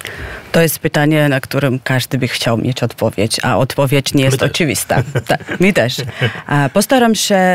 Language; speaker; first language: Polish; non-native, fluent; Georgian